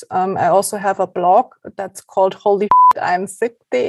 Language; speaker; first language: English; non-native, fluent; German